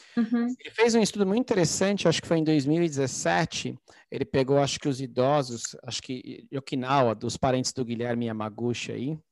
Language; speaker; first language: Portuguese; native; Portuguese